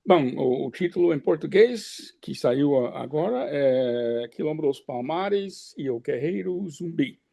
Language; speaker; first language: Portuguese; non-native, fluent; English